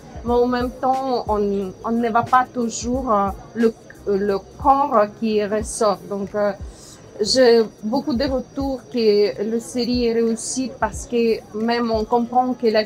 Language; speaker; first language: French; non-native, fluent; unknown